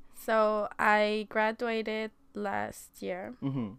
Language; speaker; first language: English; non-native, fluent; Spanish